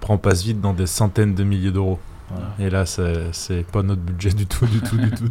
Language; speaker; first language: French; native; French